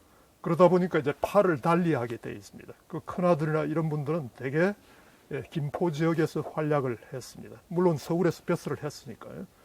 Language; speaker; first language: Korean; native; Korean